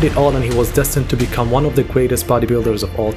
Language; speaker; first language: English; native; English